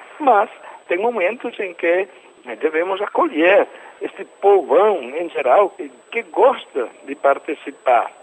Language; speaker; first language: Portuguese; non-native, fluent; Italian